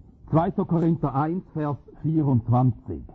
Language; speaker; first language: German; native; German